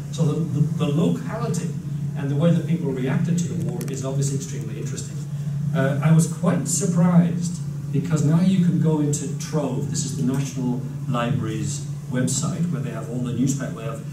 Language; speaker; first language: English; native; English